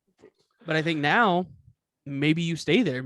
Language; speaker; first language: English; native; English